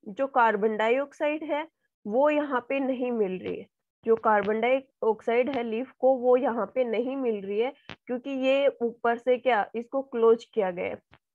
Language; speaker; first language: Hindi; native; Hindi